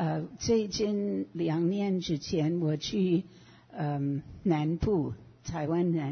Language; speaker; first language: Chinese; non-native, fluent; English